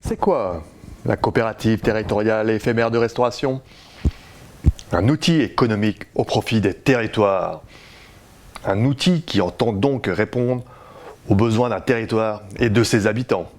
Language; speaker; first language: French; native; French